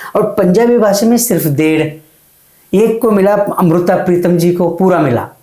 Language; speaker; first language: Hindi; non-native, local second language; Kannada